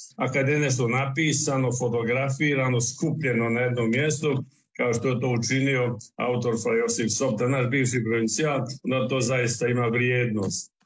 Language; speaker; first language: Croatian; native; Croatian